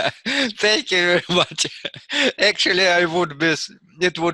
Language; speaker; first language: English; non-native, learner; Russian